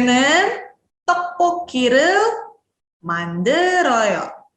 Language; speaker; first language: Korean; non-native, fluent; Indonesian